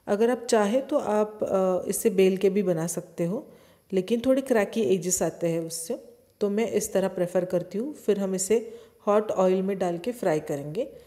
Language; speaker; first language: Hindi; non-native, local second language; Marathi